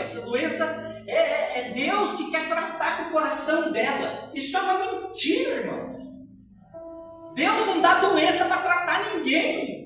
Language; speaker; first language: Portuguese; native; Portuguese